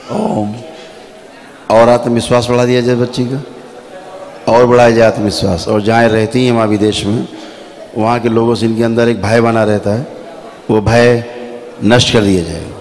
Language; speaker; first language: Hindi; native; Hindi